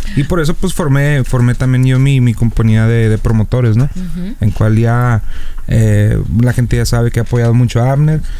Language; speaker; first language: Spanish; native; Spanish